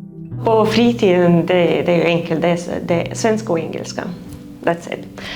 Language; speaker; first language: Swedish; non-native, fluent; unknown